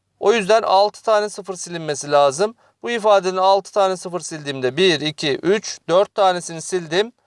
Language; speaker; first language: Turkish; native; Turkish